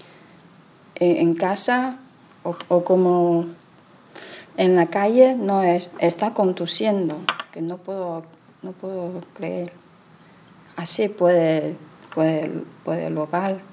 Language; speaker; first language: Spanish; non-native, learner; Chinese